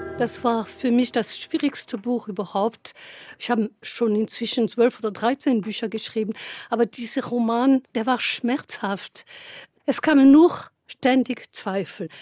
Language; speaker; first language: German; non-native, fluent; French